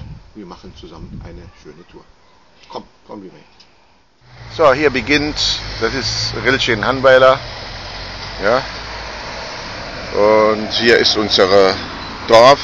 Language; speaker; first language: German; non-native, fluent; Arabic